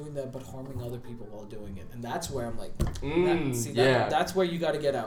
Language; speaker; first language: English; non-native, local second language; Marathi